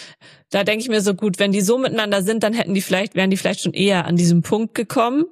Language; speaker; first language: German; native; German